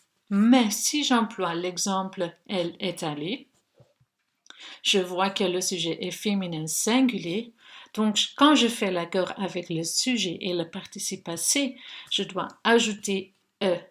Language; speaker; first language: French; non-native, local second language; Dutch